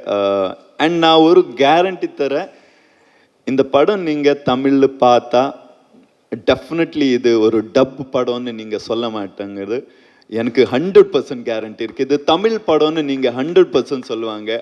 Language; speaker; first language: Tamil; non-native, fluent; Malayalam